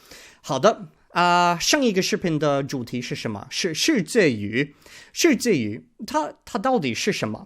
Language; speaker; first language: Chinese; non-native, learner; English